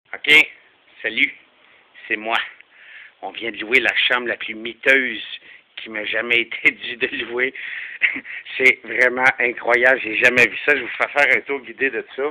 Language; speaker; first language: French; native; French